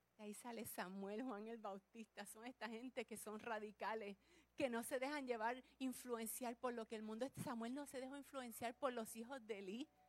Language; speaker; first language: Spanish; early bilingual, heritage; Spanish